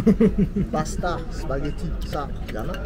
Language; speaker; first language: French; native; French